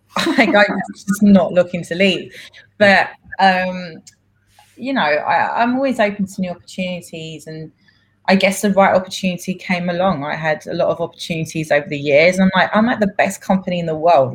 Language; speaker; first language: English; non-native, local second language; Greek